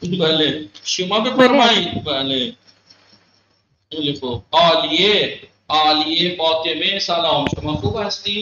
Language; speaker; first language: Persian; non-native, fluent; Urdu